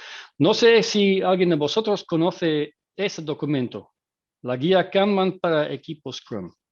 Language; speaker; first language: Spanish; non-native, fluent; Dutch